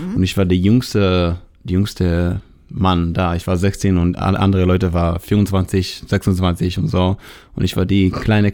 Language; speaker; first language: German; non-native, learner; Hebrew